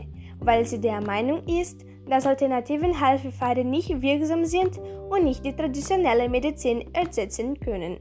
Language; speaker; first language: German; non-native, learner; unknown